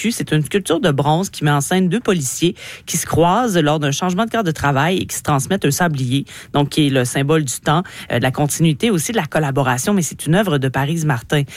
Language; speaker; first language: French; native; French